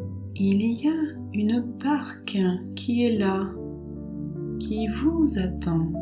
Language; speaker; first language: French; native; French